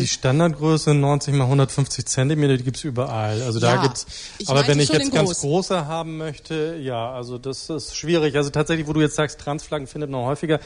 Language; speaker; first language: German; native; German